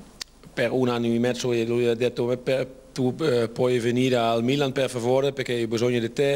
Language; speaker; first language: Italian; non-native, learner; Dutch